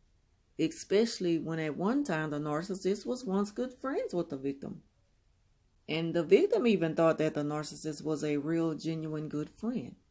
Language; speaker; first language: English; native; English